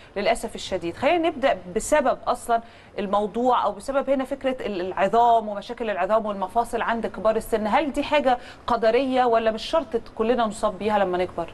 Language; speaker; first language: Egyptian Arabic; native; Egyptian Arabic